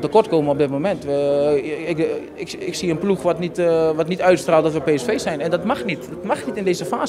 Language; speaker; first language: Dutch; native; Dutch